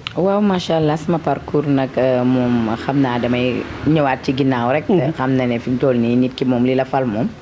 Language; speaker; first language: Wolof; non-native, local second language; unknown